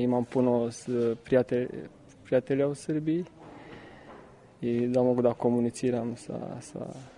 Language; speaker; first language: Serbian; non-native, learner; Romanian